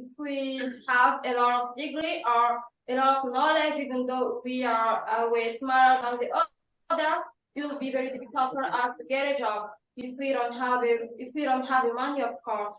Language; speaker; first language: English; non-native, learner; Malagasy